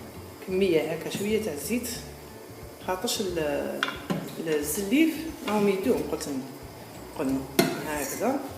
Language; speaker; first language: Arabic; native; Arabic